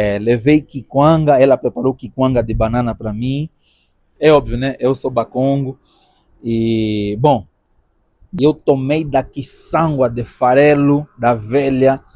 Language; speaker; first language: Portuguese; native; Portuguese